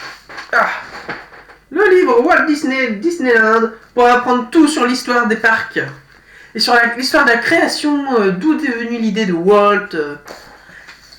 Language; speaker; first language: French; native; French